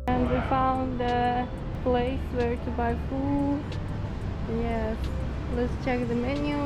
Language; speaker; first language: English; non-native, fluent; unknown